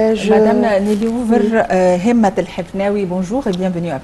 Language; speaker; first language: French; non-native, local second language; Arabic